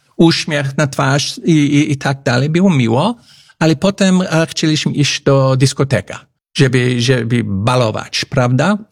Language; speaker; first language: Polish; non-native, fluent; English